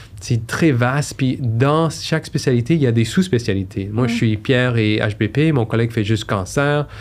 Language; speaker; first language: French; native; French